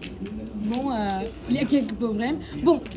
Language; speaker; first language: French; non-native, learner; Portuguese